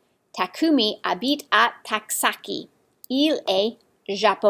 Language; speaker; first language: French; non-native, fluent; English